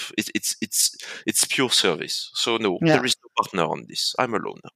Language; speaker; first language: English; non-native, fluent; French